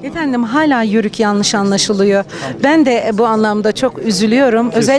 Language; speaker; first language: Turkish; native; Turkish